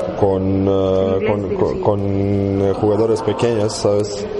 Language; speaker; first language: Spanish; non-native, learner; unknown